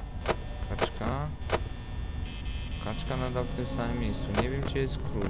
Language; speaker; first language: Polish; native; Polish